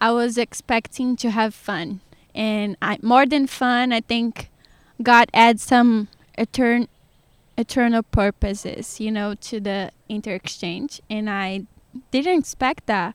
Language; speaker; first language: English; non-native, fluent; Portuguese